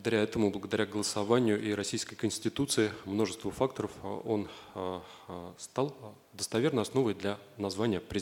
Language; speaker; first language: Russian; native; Russian